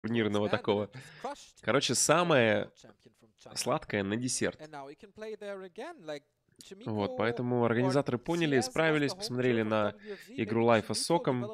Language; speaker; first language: Russian; native; Russian